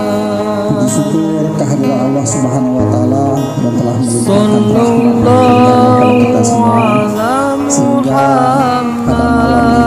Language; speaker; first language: Indonesian; non-native, local second language; Minangkabau